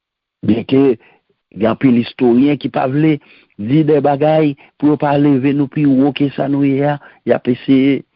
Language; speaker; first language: French; non-native, local second language; Haitian Creole